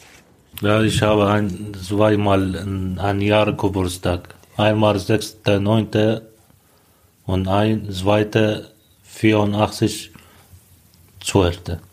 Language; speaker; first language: German; non-native, learner; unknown